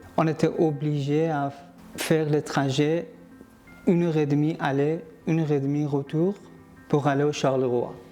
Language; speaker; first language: French; non-native, fluent; Persian